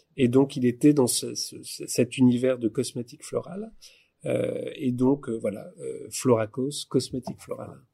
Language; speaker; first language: French; native; French